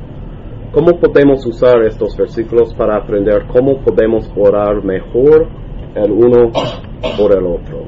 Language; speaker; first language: Spanish; non-native, learner; English